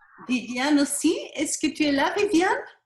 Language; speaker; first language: French; non-native, fluent; Spanish